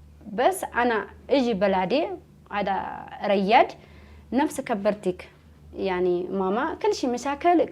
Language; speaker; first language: Arabic; non-native, learner; Amharic